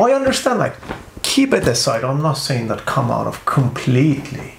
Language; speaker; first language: English; non-native, fluent; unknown